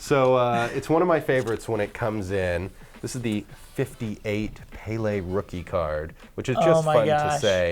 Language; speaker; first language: English; native; English